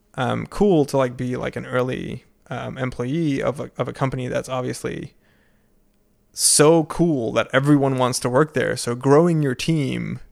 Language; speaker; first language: English; non-native, fluent; Dutch